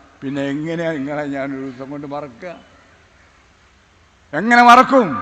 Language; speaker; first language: Malayalam; native; Malayalam